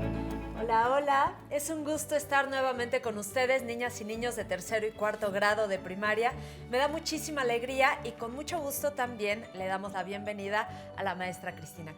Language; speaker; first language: Spanish; native; Spanish